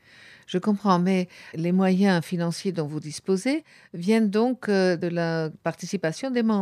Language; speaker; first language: French; native; French